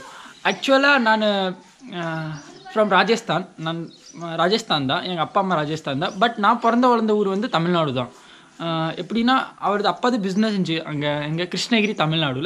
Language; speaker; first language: Tamil; non-native, local second language; Hindi